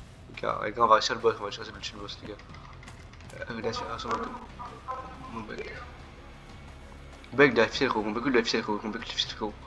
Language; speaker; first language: French; native; French